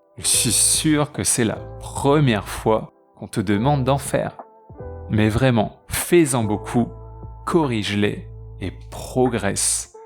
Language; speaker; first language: French; native; French